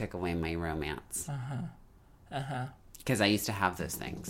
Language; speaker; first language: English; native; English